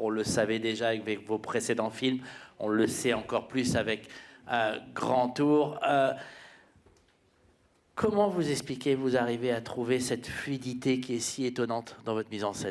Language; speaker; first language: French; native; French